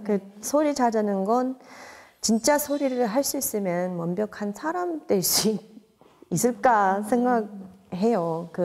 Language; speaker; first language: Korean; non-native, fluent; English